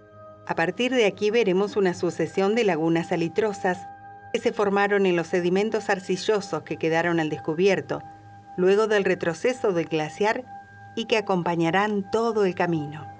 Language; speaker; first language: Spanish; native; Spanish